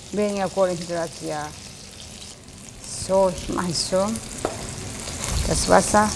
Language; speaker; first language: German; non-native, learner; Japanese